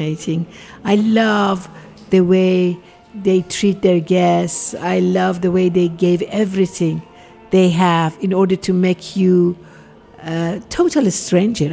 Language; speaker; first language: English; non-native, fluent; Persian